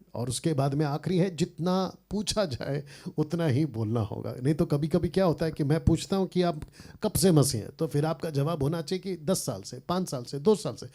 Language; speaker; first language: Hindi; native; Hindi